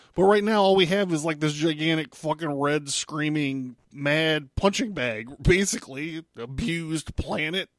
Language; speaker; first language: English; native; English